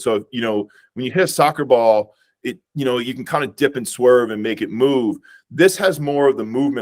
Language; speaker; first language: English; native; English